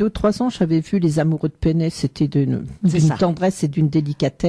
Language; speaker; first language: French; native; French